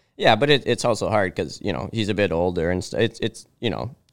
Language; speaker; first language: English; native; English